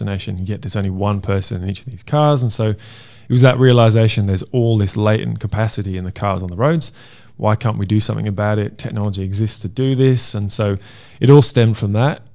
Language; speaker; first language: English; native; English